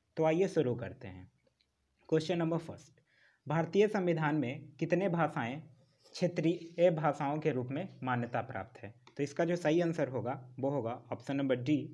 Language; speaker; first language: Hindi; native; Hindi